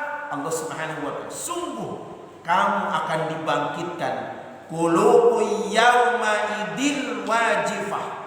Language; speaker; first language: Indonesian; native; Indonesian